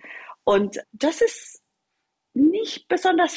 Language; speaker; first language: German; non-native, fluent; Italian